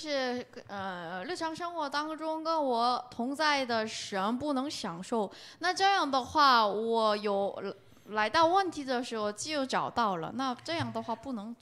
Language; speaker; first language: Chinese; non-native, learner; Korean